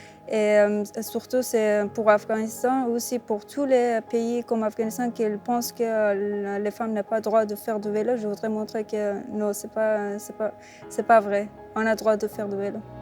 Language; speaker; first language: French; non-native, learner; Persian